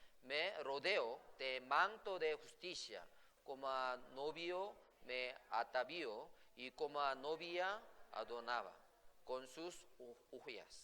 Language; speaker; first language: Spanish; non-native, fluent; Korean